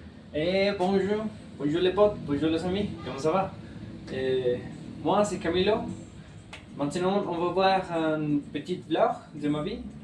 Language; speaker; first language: French; non-native, fluent; Spanish